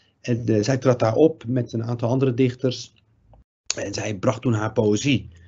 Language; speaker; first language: Dutch; early bilingual, other home language; Riffian